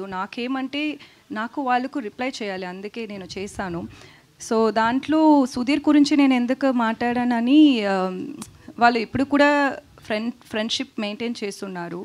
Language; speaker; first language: Telugu; non-native, learner; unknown